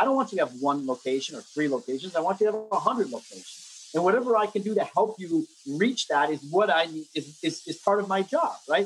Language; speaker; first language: English; native; English